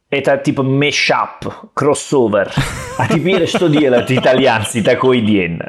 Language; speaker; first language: Russian; non-native, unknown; Italian